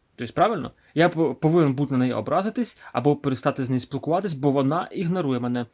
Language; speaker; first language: Ukrainian; non-native, local second language; Russian